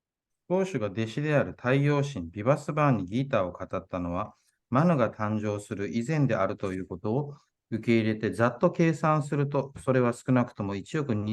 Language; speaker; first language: Japanese; native; Japanese